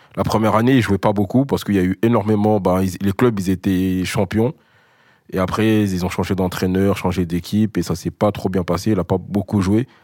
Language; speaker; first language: French; early bilingual, other home language; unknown